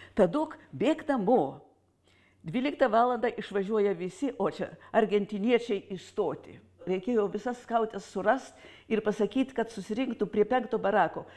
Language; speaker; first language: Lithuanian; early bilingual, heritage; Lithuanian